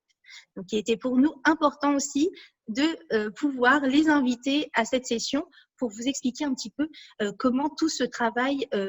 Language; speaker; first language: French; native; French